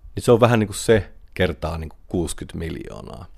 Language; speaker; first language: Finnish; native; Finnish